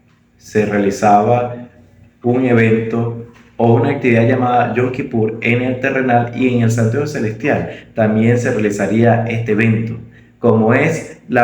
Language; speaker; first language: Spanish; native; Spanish